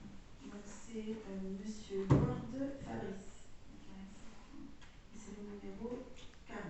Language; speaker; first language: French; native; French